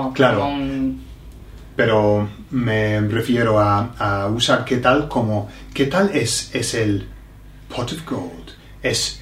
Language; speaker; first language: Spanish; non-native, fluent; English